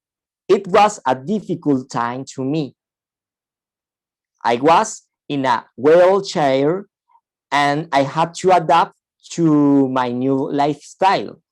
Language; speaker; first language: English; non-native, fluent; Spanish